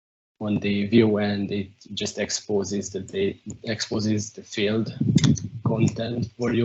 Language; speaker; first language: English; non-native, fluent; Hungarian